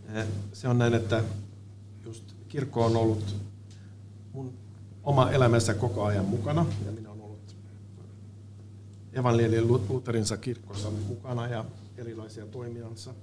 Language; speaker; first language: Finnish; non-native, fluent; Swedish